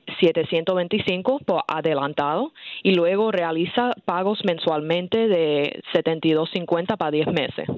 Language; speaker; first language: Spanish; early bilingual, heritage; Spanish